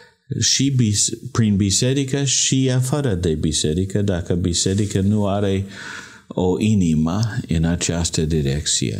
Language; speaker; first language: Romanian; non-native, learner; English